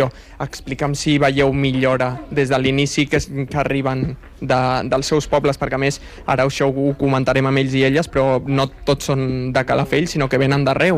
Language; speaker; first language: Catalan; native; Catalan